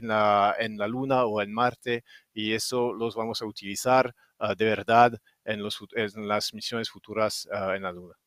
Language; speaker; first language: Spanish; non-native, fluent; French